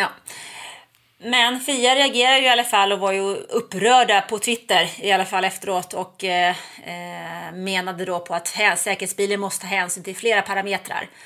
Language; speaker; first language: Swedish; native; Swedish